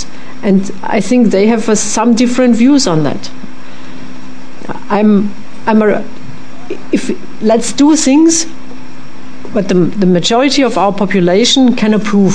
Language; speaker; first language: English; non-native, fluent; French